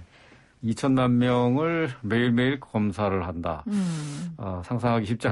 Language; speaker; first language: Korean; native; Korean